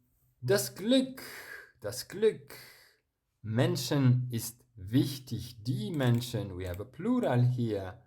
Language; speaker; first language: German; non-native, fluent; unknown